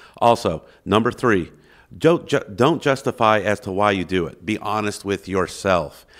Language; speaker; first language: English; native; English